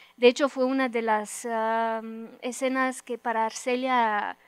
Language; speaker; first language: Spanish; non-native, fluent; Romanian